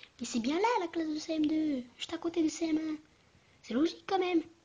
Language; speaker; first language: French; native; French